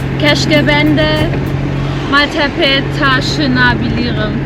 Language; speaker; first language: Turkish; non-native, learner; German